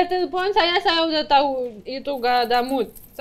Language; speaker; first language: Indonesian; non-native, learner; Russian